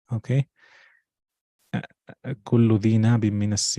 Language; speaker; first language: Arabic; non-native, fluent; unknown